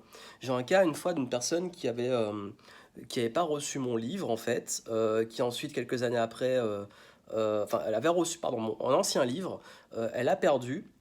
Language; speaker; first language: French; native; French